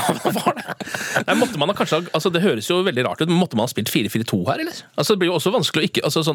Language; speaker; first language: Norwegian; native; Norwegian